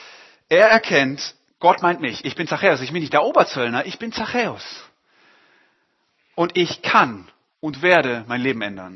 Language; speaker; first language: German; native; German